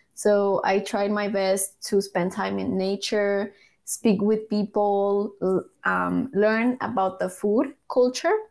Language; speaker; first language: English; early bilingual, other home language; Spanish